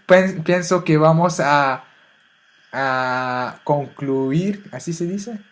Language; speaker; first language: Spanish; non-native, fluent; French